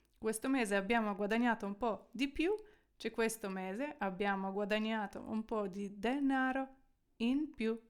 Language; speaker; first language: Italian; non-native, fluent; Ukrainian